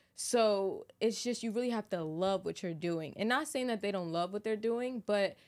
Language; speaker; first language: English; native; English